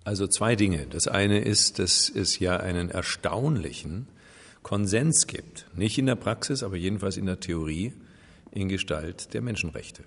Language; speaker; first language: German; native; German